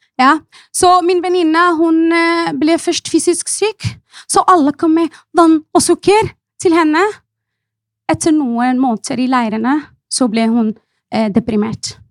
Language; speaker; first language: Norwegian; non-native, fluent; Arabic